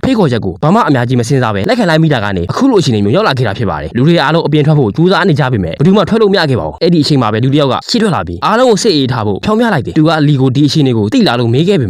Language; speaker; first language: Burmese; native; Burmese